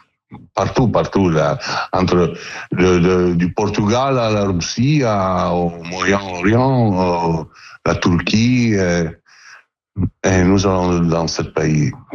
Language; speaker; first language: French; non-native, learner; Italian